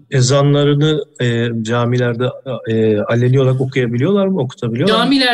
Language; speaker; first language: Turkish; native; Turkish